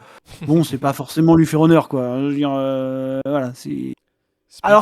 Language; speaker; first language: French; native; French